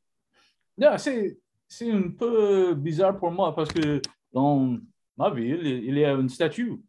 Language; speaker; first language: French; non-native, learner; English